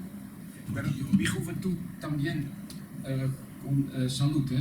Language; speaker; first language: Spanish; non-native, learner; Dutch